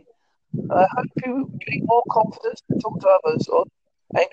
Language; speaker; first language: English; native; English